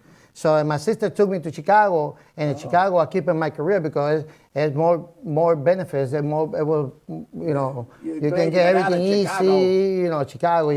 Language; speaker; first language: English; early bilingual, other home language; Spanish